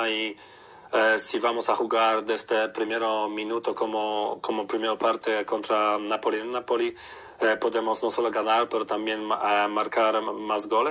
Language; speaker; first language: Spanish; non-native, learner; Polish